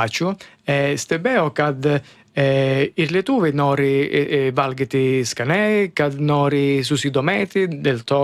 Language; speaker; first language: Lithuanian; non-native, learner; Italian